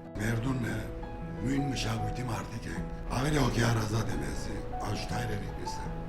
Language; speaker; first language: Armenian; early bilingual, heritage; Armenian